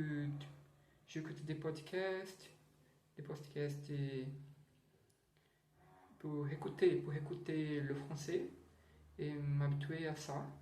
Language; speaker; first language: French; non-native, learner; Portuguese